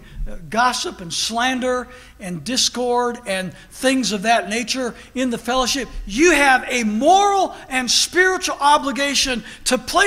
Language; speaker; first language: English; native; English